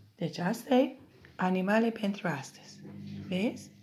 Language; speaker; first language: Romanian; non-native, learner; English